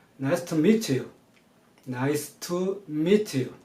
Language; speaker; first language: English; non-native, fluent; Korean